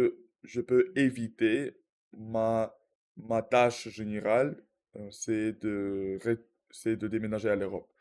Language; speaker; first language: French; non-native, learner; Russian